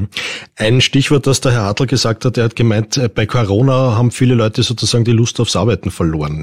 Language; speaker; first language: German; native; German